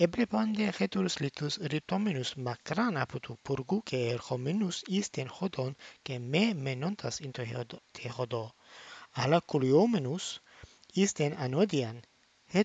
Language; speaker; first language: Greek; non-native, fluent; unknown